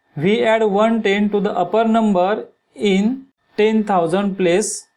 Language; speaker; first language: English; non-native, local second language; Marathi